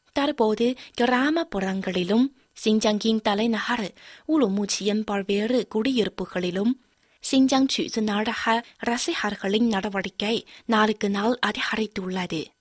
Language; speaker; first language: Tamil; non-native, fluent; Chinese